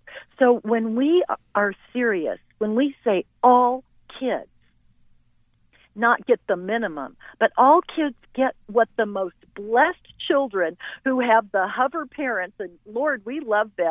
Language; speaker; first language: English; native; English